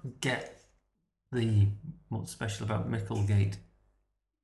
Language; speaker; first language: English; native; English